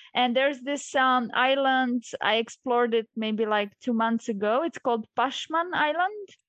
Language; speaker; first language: English; non-native, fluent; Croatian